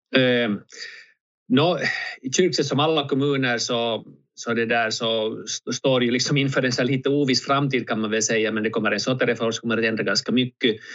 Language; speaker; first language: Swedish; native; Swedish